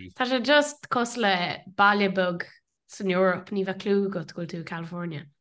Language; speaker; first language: Irish; native; Irish